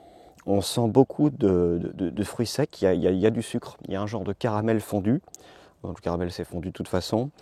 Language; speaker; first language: French; native; French